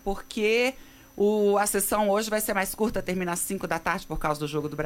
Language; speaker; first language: Portuguese; native; Portuguese